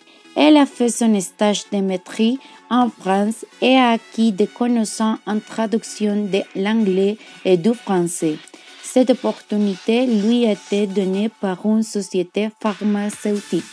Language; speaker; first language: French; non-native, learner; Spanish